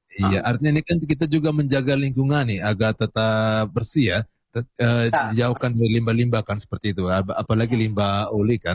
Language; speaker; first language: Indonesian; native; Indonesian